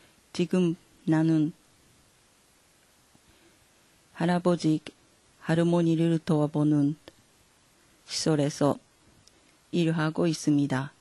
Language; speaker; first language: Korean; non-native, fluent; Japanese